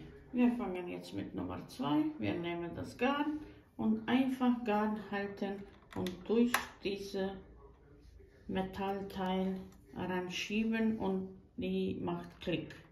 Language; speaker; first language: German; non-native, fluent; Croatian